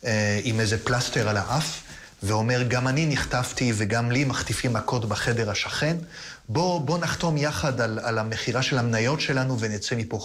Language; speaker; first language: Hebrew; native; Hebrew